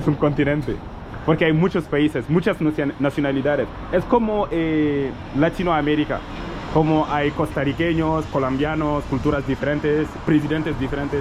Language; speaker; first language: Spanish; non-native, local second language; French